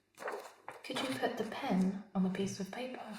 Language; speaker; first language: English; native; English